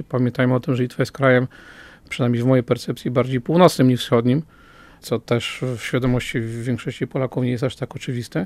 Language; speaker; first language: Polish; native; Polish